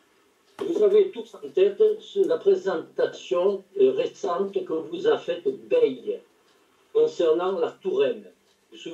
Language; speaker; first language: French; native; French